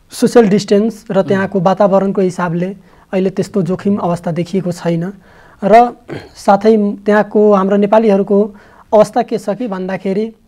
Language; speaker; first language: Nepali; non-native, local second language; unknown